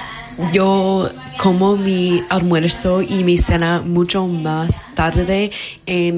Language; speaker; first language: Spanish; non-native, fluent; English